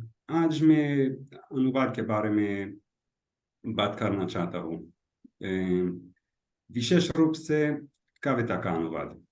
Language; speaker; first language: Hindi; non-native, learner; Hebrew